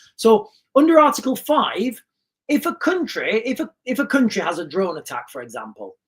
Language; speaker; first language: English; native; English